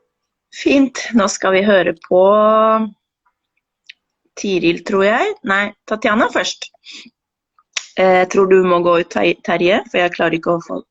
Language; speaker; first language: Norwegian; non-native, fluent; Spanish